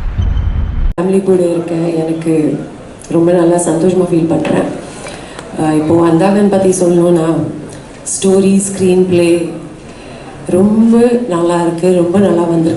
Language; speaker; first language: Tamil; non-native, local second language; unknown